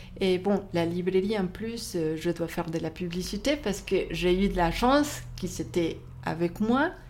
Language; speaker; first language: French; non-native, fluent; Spanish